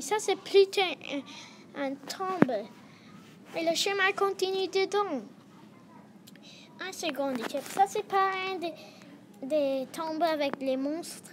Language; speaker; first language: French; non-native, learner; English